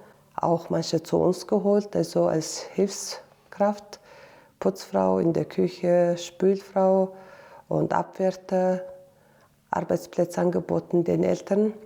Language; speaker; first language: German; non-native, fluent; Mongolian